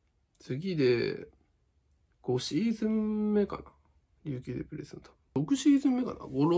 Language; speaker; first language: Japanese; native; Japanese